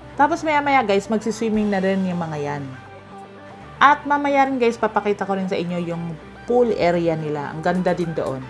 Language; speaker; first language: Filipino; non-native, local second language; Cebuano